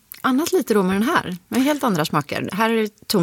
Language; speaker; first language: Swedish; native; Swedish